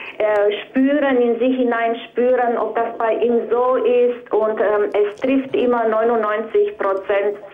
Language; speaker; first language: German; non-native, fluent; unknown